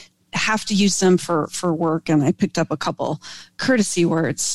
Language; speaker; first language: English; native; English